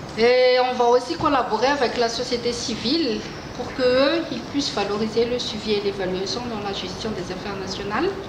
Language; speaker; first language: French; non-native, local second language; Malagasy